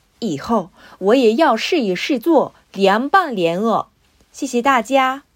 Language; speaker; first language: Chinese; non-native, fluent; Japanese